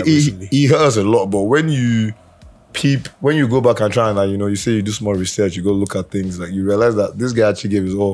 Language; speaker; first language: English; native; English